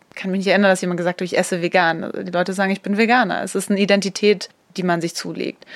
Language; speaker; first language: German; native; German